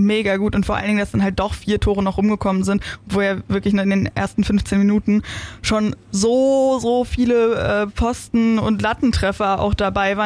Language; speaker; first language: German; native; German